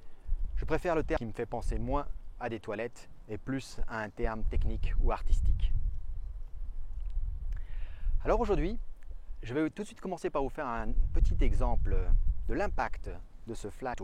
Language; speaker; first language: French; native; French